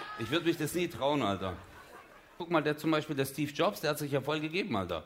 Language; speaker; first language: German; early bilingual, other home language; Turkish